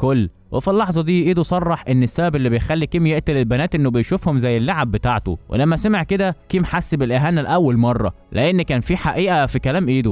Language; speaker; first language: Arabic; native; Arabic